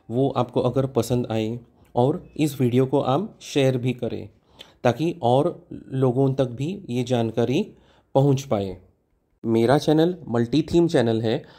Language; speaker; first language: Hindi; non-native, local second language; Marathi